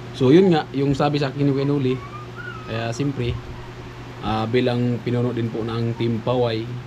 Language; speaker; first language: Filipino; non-native, local second language; Bikol